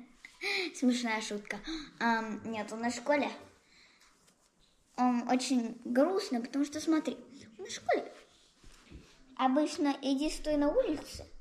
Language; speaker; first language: Russian; early bilingual, heritage; Russian